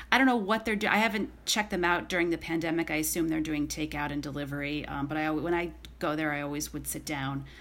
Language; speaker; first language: English; native; English